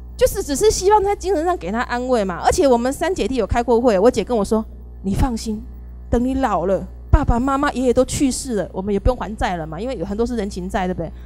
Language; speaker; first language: Chinese; native; Chinese